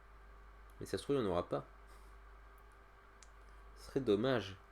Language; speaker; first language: French; native; French